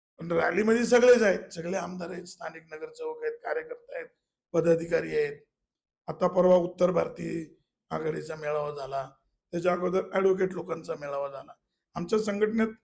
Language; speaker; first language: Marathi; non-native, local second language; Malayalam